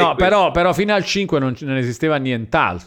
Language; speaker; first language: Italian; native; Italian